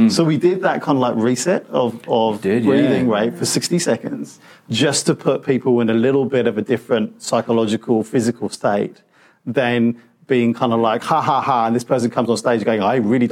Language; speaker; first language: English; non-native, local second language; Punjabi